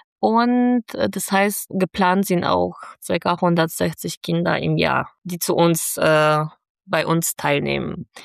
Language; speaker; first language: German; non-native, fluent; Polish